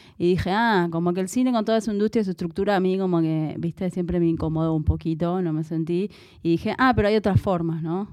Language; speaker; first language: Spanish; native; Spanish